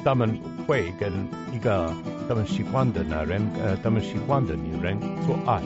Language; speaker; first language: Chinese; non-native, learner; Italian